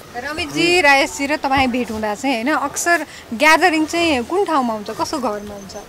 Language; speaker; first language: Nepali; native; Nepali